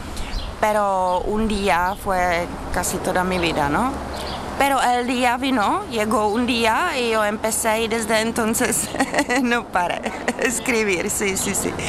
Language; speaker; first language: Spanish; non-native, fluent; Czech